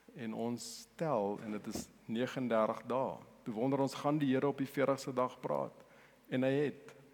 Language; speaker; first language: Afrikaans; non-native, local second language; Tswana